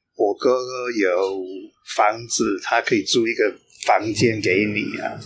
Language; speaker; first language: Chinese; non-native, fluent; English